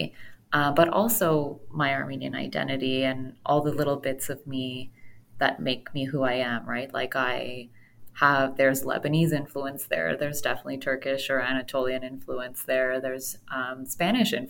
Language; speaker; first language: English; native; English